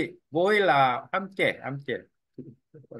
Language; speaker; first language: Vietnamese; non-native, learner; Korean